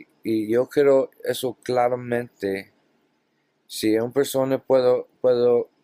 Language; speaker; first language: Spanish; non-native, learner; English